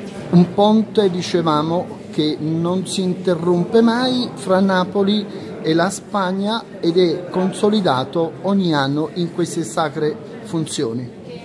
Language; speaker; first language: Italian; native; Italian